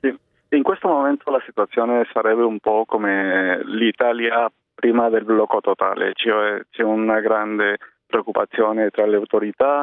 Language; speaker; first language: Italian; non-native, fluent; Spanish